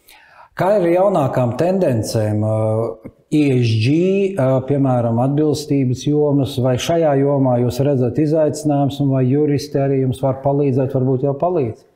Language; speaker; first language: Latvian; native; Latvian